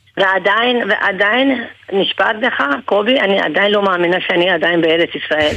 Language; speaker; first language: Hebrew; non-native, fluent; Persian